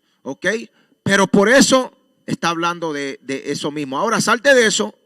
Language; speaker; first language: Spanish; early bilingual, heritage; Spanish